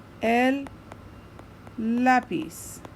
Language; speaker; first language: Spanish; non-native, fluent; English